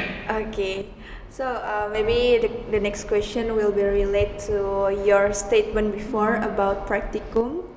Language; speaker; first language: English; non-native, learner; Indonesian